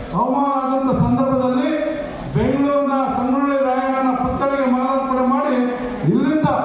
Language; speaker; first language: Kannada; native; Kannada